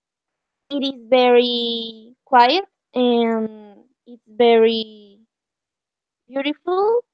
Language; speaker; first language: English; non-native, learner; Spanish